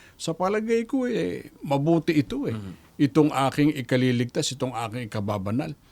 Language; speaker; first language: Filipino; native; Filipino